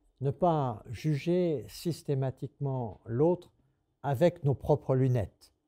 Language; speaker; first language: French; native; French